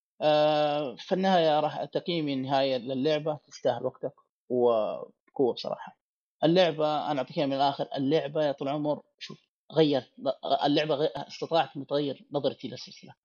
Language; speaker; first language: Arabic; native; Arabic